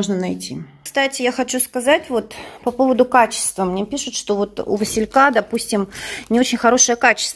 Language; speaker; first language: Russian; native; Russian